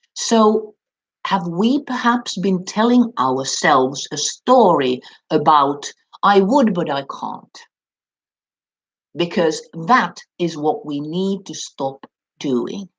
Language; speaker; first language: English; non-native, fluent; Finnish